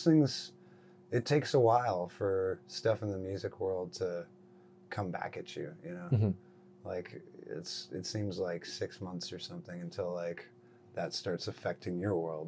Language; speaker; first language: English; native; English